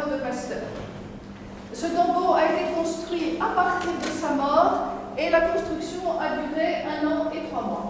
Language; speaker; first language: French; native; French